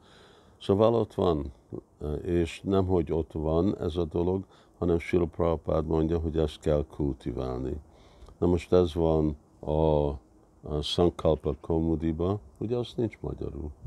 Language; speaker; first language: Hungarian; early bilingual, heritage; Hungarian